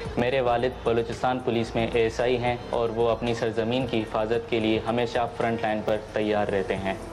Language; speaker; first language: Urdu; non-native, local second language; Baluchi